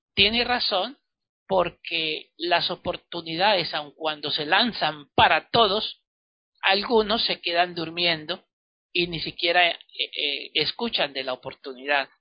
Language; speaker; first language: Spanish; native; Spanish